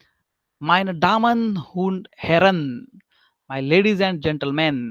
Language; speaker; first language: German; non-native, fluent; Hindi